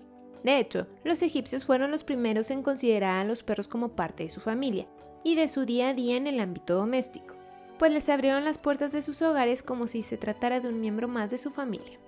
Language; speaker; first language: Spanish; native; Spanish